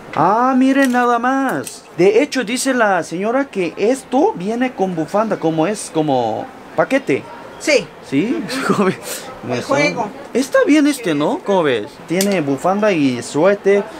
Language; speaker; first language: Spanish; non-native, fluent; Korean